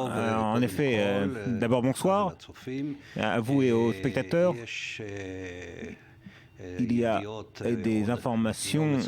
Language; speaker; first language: French; non-native, fluent; Hebrew